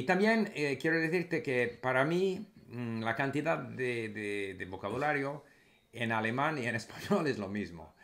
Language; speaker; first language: Spanish; non-native, fluent; English